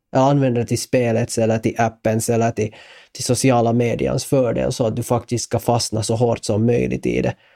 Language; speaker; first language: Swedish; native; Swedish